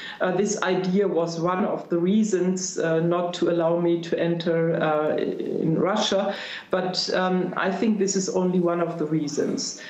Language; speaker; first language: English; non-native, fluent; German